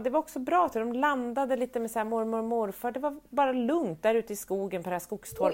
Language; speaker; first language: Swedish; native; Swedish